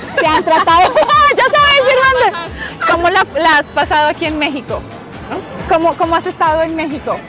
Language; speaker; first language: Spanish; native; Spanish